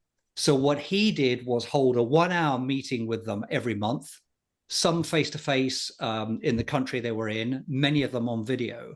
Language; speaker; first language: English; native; English